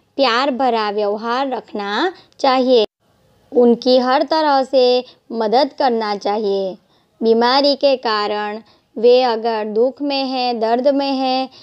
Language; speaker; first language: Hindi; non-native, local second language; Gujarati